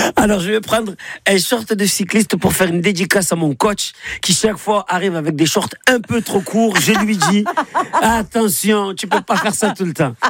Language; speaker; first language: French; native; French